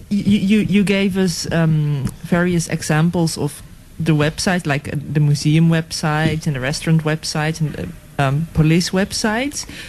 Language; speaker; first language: English; non-native, fluent; Dutch